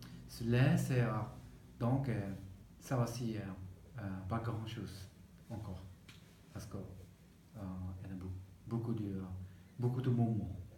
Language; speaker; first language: French; non-native, learner; Tibetan